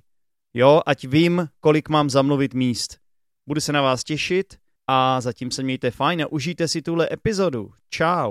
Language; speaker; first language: Czech; native; Czech